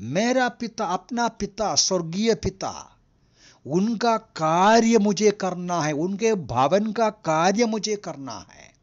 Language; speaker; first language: Hindi; non-native, local second language; Malayalam